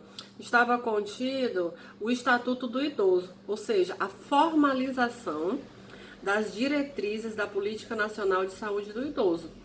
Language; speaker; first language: Portuguese; native; Portuguese